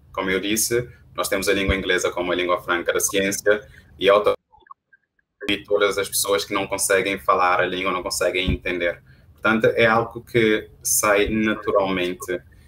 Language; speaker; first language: Portuguese; non-native, local second language; Kabuverdianu